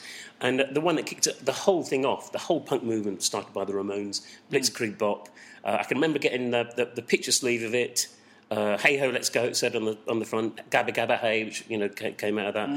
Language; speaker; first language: English; native; English